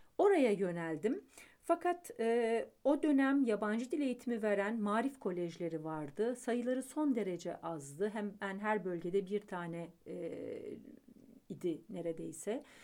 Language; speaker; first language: Turkish; native; Turkish